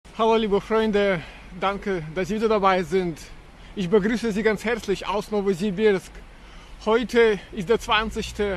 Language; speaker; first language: German; non-native, fluent; Russian